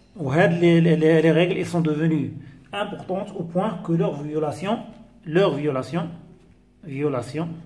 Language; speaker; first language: French; non-native, local second language; Arabic